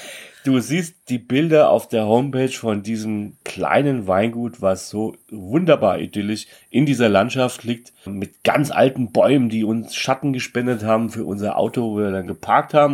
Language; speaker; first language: German; native; German